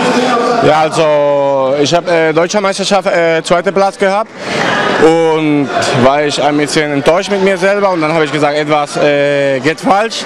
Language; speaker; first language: German; non-native, learner; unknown